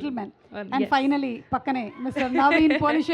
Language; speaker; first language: Telugu; native; Telugu